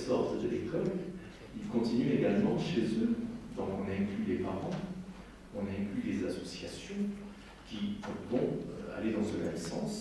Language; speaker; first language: French; native; French